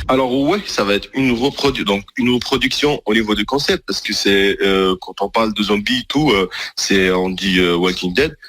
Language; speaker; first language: French; non-native, local second language; Arabic